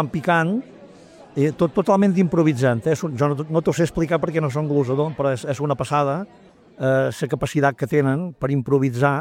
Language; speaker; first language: Catalan; native; Catalan